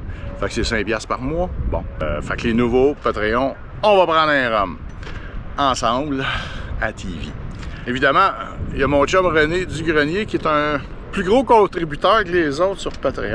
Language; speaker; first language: French; native; French